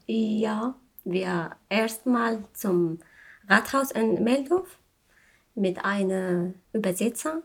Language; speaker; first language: German; non-native, learner; Arabic